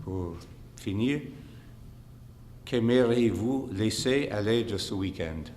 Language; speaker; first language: French; non-native, fluent; English